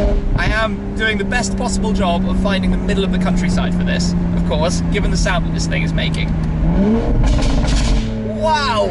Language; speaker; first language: English; native; English